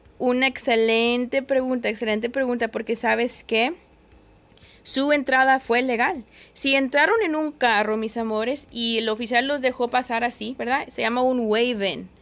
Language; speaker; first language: Spanish; early bilingual, heritage; Spanish